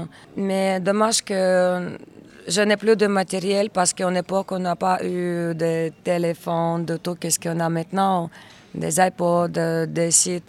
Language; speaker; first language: French; non-native, fluent; Russian